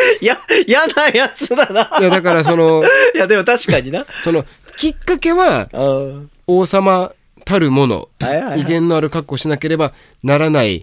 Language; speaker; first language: Japanese; native; Japanese